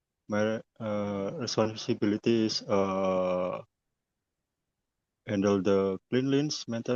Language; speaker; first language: English; non-native, learner; Indonesian